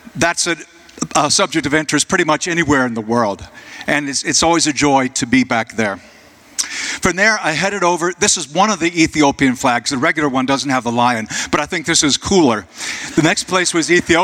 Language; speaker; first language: English; native; English